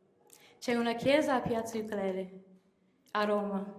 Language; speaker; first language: Italian; non-native, fluent; English